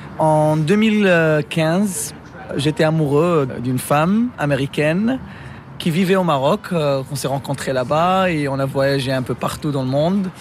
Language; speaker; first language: French; non-native, local second language; Arabic